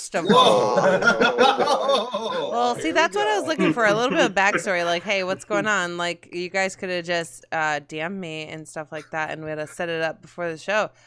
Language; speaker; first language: English; native; English